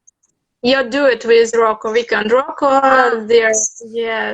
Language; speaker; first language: English; non-native, learner; Russian